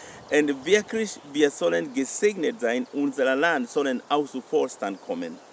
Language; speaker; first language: German; non-native, learner; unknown